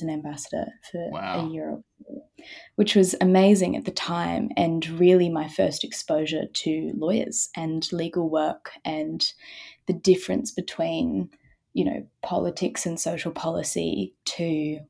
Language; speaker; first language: English; native; English